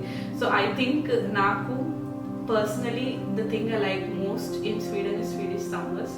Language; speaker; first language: Telugu; non-native, local second language; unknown